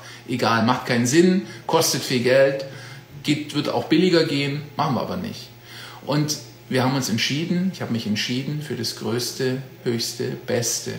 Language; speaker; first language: German; native; German